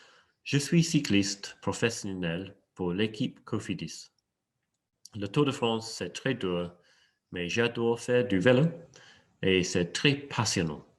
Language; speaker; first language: French; non-native, fluent; English